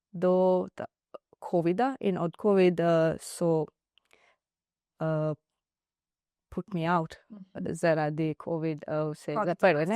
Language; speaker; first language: Slovenian; non-native, learner; Divehi